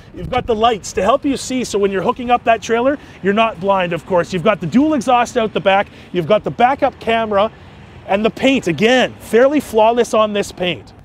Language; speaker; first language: English; native; English